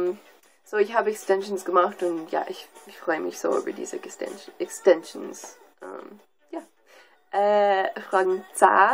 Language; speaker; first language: German; non-native, learner; English